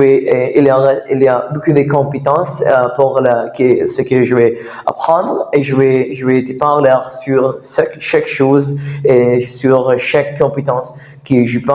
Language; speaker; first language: French; non-native, learner; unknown